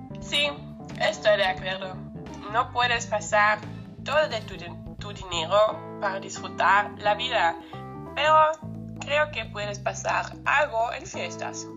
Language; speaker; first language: Spanish; non-native, learner; German